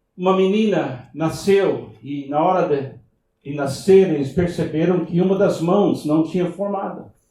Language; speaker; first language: Portuguese; non-native, fluent; English